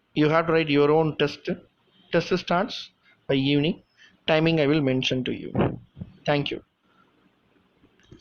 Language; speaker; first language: English; non-native, local second language; Tamil